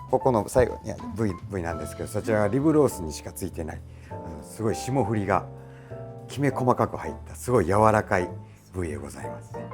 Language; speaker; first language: Japanese; native; Japanese